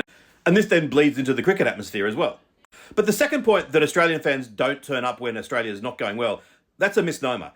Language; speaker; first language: English; native; English